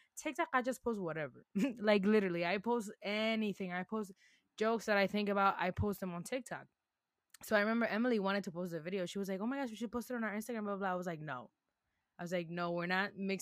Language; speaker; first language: English; early bilingual, other home language; Spanish